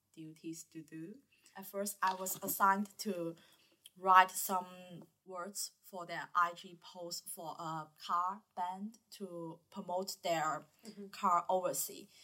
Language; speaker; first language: English; non-native, learner; Chinese